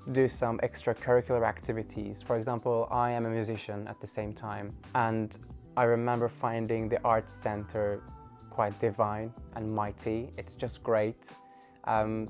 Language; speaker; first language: English; non-native, fluent; Turkish